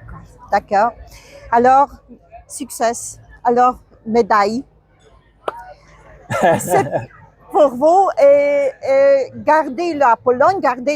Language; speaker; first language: French; non-native, learner; Polish